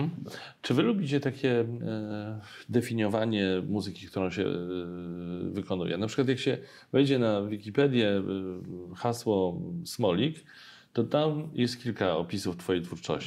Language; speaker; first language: Polish; native; Polish